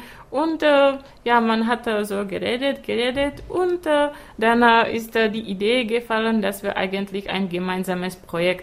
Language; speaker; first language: German; non-native, fluent; Czech